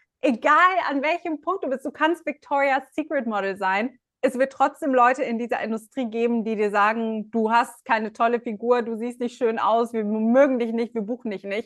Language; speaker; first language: German; native; German